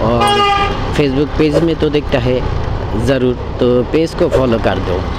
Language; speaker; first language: Hindi; non-native, learner; Bangla